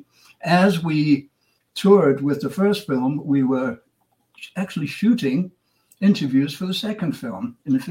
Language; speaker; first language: English; native; English